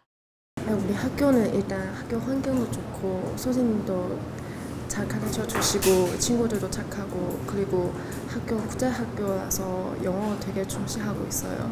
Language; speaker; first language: Korean; non-native, learner; Chinese